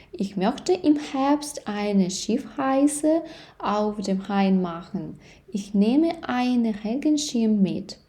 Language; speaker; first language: German; non-native, fluent; Ukrainian